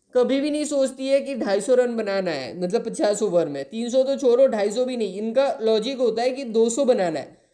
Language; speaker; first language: Hindi; non-native, local second language; Bangla